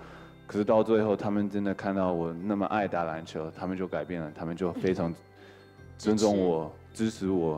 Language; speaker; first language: Chinese; early bilingual, heritage; English